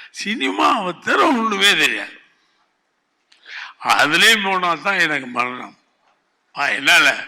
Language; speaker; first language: Tamil; native; Tamil